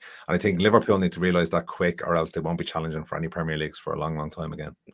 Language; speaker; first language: English; native; English